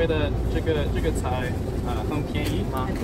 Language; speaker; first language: Chinese; non-native, learner; English